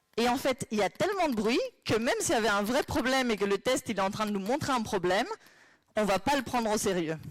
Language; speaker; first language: French; non-native, fluent; Spanish